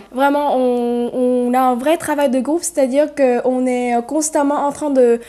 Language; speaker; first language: French; early bilingual, other home language; Vietnamese